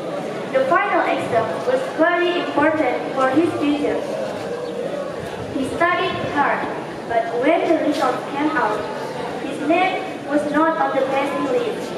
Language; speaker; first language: English; non-native, learner; Indonesian